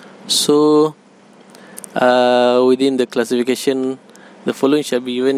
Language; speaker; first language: English; non-native, local second language; Malay